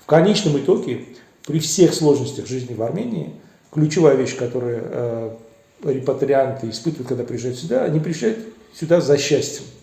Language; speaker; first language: Russian; early bilingual, other home language; Armenian